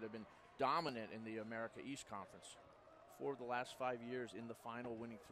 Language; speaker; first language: English; native; English